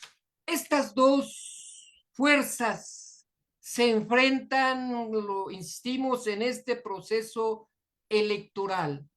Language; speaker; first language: Spanish; native; Spanish